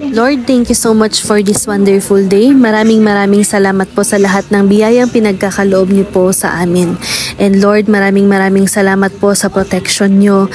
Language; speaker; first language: Filipino; non-native, local second language; Iloko